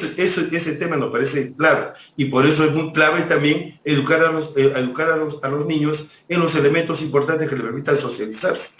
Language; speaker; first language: Spanish; native; Spanish